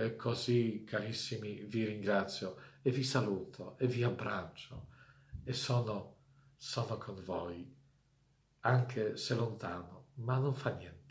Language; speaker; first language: Italian; non-native, fluent; Polish